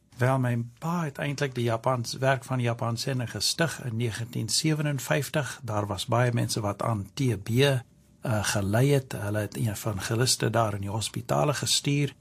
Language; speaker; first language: Afrikaans; early bilingual, heritage; English